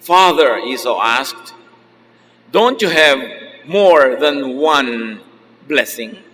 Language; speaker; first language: English; non-native, local second language; Filipino